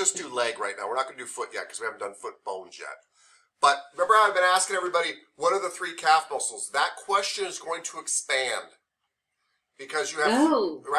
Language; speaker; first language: English; native; English